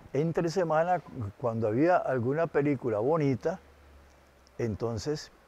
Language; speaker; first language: Spanish; native; Spanish